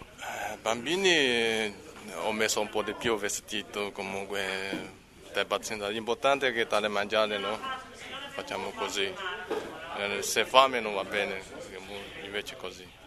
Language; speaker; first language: Italian; non-native, learner; Chinese